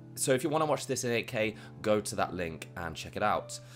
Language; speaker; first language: English; native; English